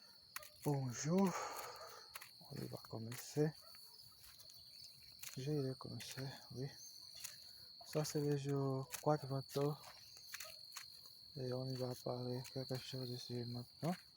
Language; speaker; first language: French; non-native, learner; Portuguese